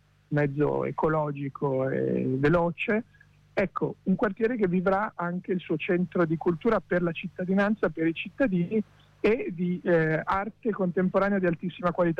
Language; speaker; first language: Italian; native; Italian